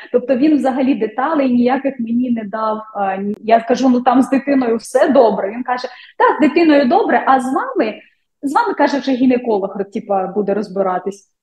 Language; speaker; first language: Ukrainian; native; Ukrainian